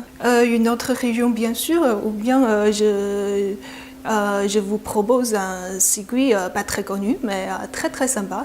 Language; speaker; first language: French; non-native, fluent; Chinese